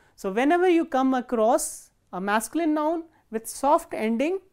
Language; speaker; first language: English; non-native, local second language; Hindi